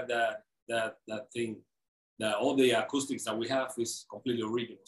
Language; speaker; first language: English; non-native, fluent; Spanish